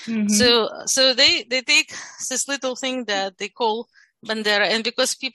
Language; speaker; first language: English; non-native, fluent; Russian